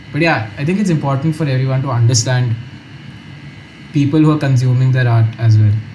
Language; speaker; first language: English; non-native, local second language; Hindi